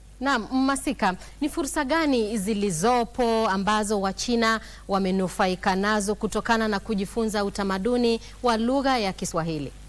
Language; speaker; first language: Swahili; native; Swahili